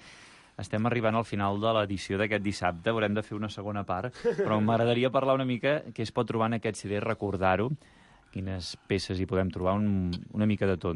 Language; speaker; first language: Catalan; native; Catalan